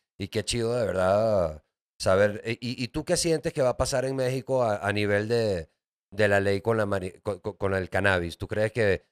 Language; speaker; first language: Spanish; native; Spanish